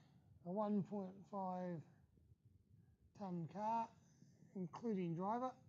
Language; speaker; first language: English; native; English